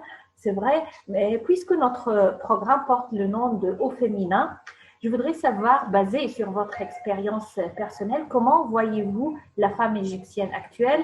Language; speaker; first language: French; non-native, fluent; Arabic